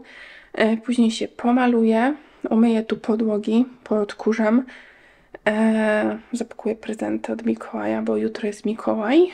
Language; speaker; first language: Polish; native; Polish